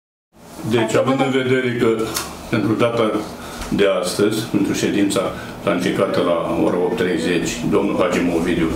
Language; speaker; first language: Romanian; native; Romanian